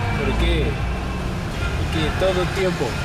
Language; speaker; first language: Spanish; non-native, learner; English